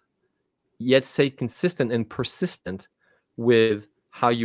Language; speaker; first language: English; non-native, fluent; French